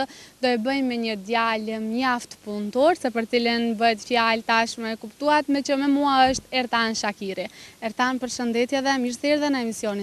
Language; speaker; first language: Albanian; native; Albanian